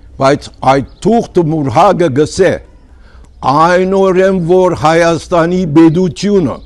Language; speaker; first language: Armenian; early bilingual, heritage; Armenian